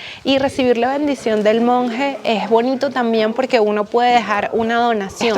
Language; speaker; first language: Spanish; native; Spanish